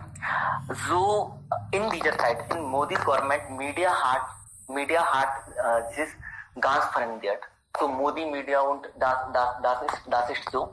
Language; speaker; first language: German; non-native, learner; Hindi